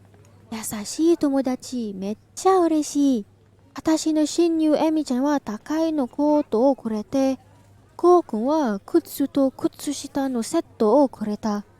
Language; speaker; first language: Japanese; non-native, learner; English